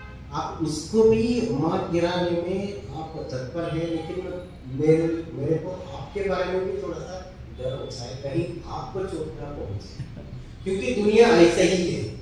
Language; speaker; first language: Hindi; non-native, local second language; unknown